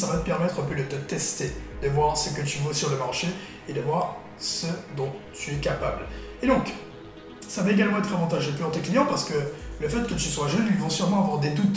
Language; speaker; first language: French; native; French